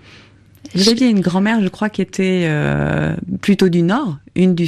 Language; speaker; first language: French; native; French